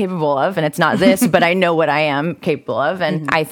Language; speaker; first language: English; native; English